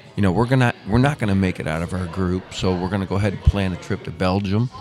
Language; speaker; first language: English; native; English